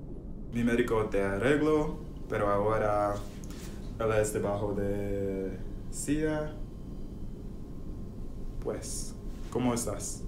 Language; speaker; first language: Spanish; non-native, learner; English